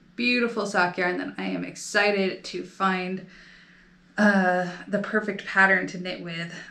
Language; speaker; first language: English; native; English